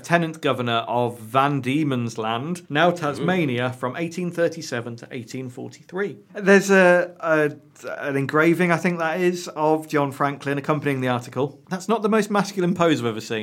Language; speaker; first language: English; native; English